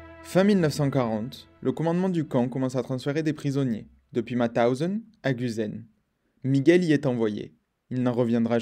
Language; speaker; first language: French; native; French